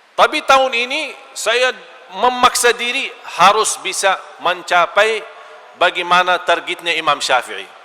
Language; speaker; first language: Malay; non-native, fluent; Arabic